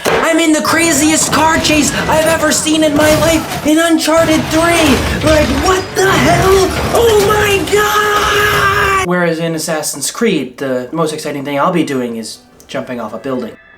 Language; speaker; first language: English; native; English